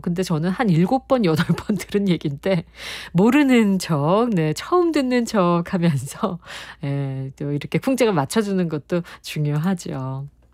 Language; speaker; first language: Korean; native; Korean